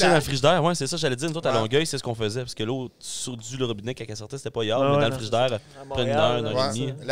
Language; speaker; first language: French; native; French